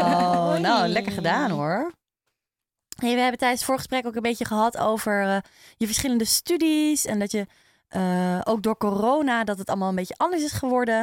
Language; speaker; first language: Dutch; native; Dutch